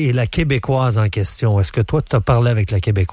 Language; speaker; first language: French; native; French